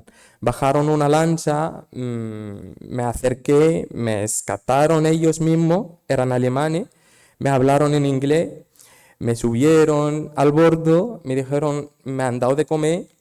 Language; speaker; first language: Spanish; non-native, fluent; Arabic